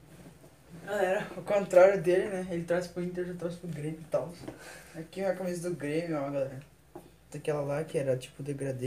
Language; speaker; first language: Portuguese; native; Portuguese